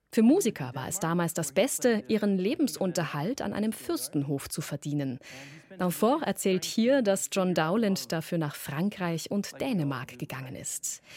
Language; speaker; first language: German; native; German